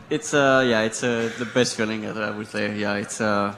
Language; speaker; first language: English; non-native, fluent; French